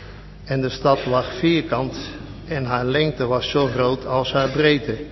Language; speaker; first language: Dutch; native; Dutch